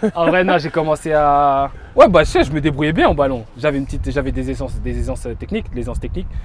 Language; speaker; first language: French; native; French